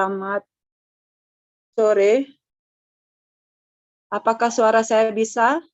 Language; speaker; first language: Indonesian; non-native, local second language; Balinese